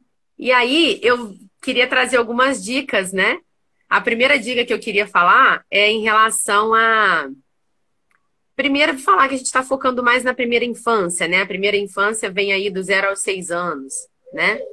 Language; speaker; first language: Portuguese; native; Portuguese